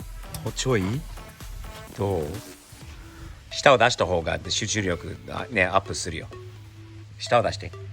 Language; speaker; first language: Japanese; non-native, fluent; English